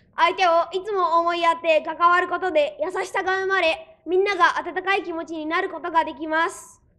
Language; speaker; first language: Japanese; early bilingual, other home language; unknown